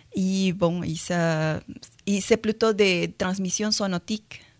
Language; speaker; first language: French; non-native, fluent; Spanish